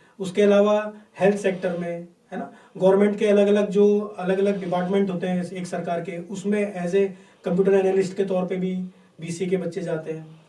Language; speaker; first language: Hindi; native; Hindi